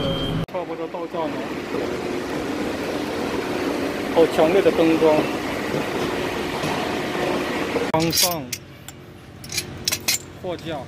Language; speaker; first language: Chinese; non-native, local second language; Cantonese